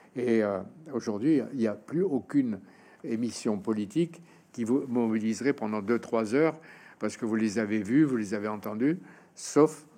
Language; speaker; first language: French; native; French